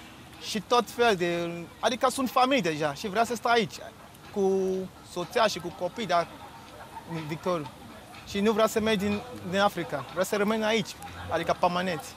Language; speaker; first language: Romanian; non-native, learner; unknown